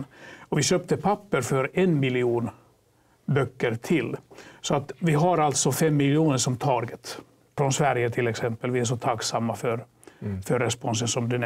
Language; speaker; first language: Swedish; non-native, fluent; Finnish